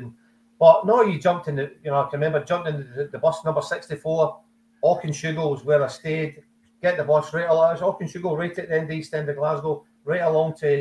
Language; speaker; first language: English; native; English